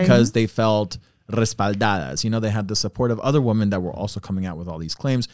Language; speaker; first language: English; early bilingual, other home language; Spanish